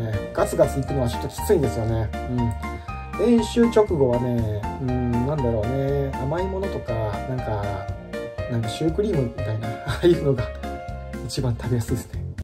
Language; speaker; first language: Japanese; native; Japanese